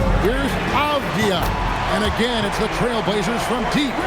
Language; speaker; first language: English; native; English